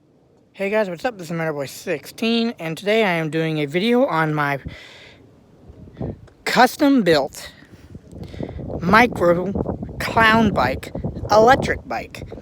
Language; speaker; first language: English; native; English